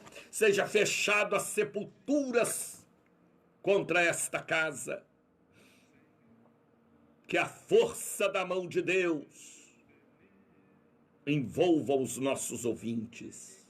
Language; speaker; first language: Portuguese; native; Portuguese